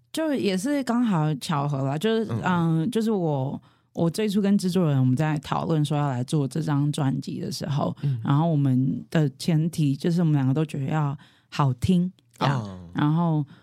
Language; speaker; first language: Chinese; non-native, local second language; Hakka Chinese